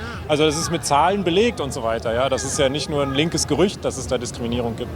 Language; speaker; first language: German; native; German